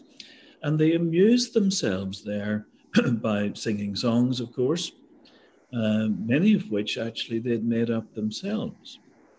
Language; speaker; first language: English; native; English